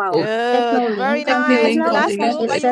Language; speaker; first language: English; non-native, learner; Indonesian